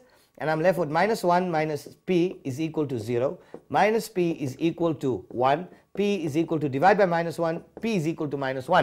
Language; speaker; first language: English; native; English